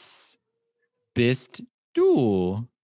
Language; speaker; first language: German; non-native, fluent; English